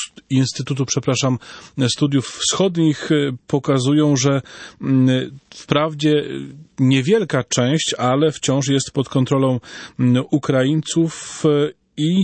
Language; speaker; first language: Polish; native; Polish